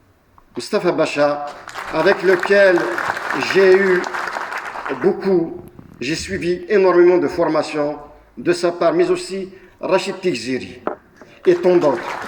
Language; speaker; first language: French; non-native, local second language; Kabyle